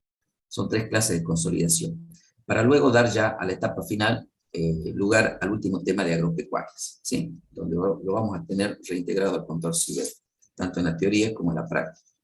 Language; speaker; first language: Spanish; native; Spanish